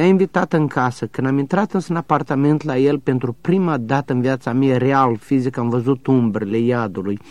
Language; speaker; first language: Romanian; native; Romanian